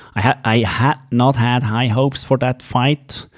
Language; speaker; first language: English; non-native, fluent; German